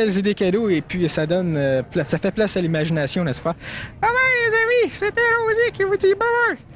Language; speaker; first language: French; native; French